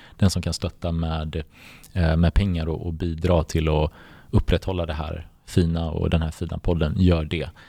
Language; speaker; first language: Swedish; early bilingual, other home language; Bosnian